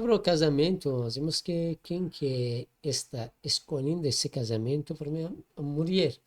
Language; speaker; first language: Portuguese; non-native, learner; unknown